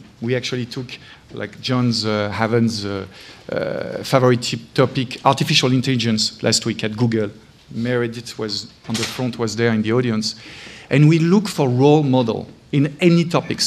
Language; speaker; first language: English; non-native, fluent; French